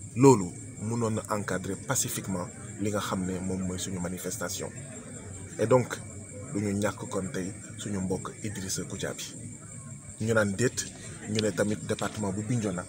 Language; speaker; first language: Wolof; non-native, local second language; Jola-Fonyi